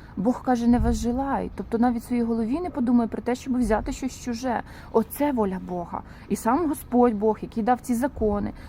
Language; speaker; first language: Ukrainian; non-native, local second language; Russian